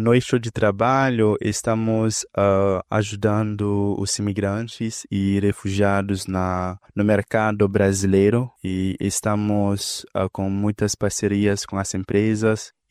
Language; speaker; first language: Portuguese; non-native, fluent; Haitian Creole